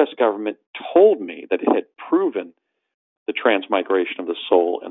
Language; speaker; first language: English; native; English